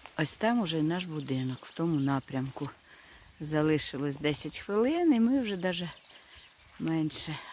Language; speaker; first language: Ukrainian; non-native, local second language; Russian